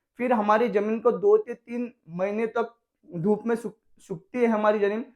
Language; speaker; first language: Hindi; non-native, local second language; Marathi